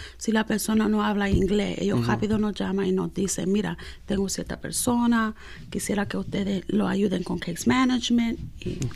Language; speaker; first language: Spanish; early bilingual, heritage; Spanish